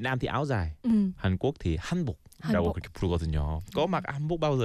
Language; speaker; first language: Vietnamese; non-native, fluent; Korean